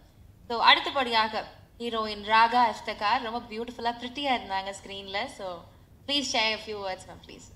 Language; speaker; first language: Tamil; native; Tamil